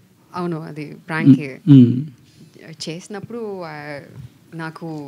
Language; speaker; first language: Telugu; non-native, fluent; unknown